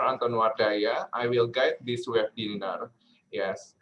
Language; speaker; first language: English; non-native, learner; Indonesian